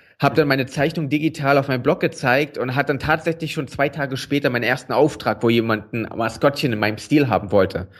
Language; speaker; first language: German; native; German